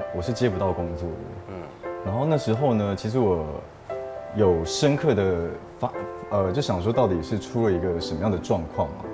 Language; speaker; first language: Chinese; native; Chinese